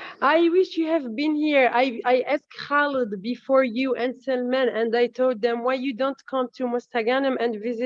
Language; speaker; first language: English; non-native, learner; Arabic